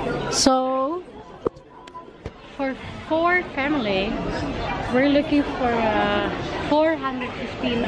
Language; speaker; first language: English; non-native, local second language; Filipino